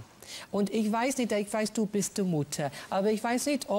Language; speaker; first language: German; non-native, fluent; English